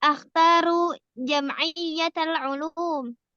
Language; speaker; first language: Arabic; non-native, learner; Indonesian